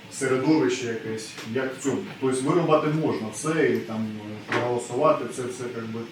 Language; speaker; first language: Ukrainian; non-native, local second language; Russian